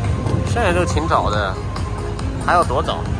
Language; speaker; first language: Chinese; native; Chinese